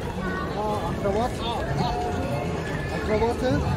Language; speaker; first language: Korean; non-native, learner; Turkish